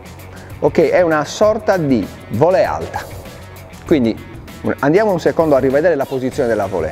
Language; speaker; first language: Italian; native; Italian